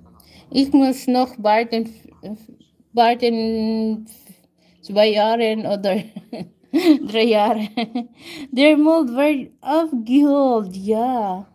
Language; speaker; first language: German; non-native, learner; Filipino